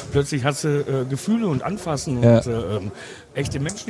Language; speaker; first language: German; native; German